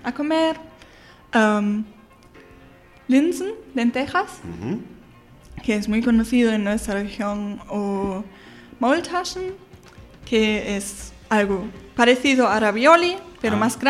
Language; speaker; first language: Spanish; non-native, fluent; German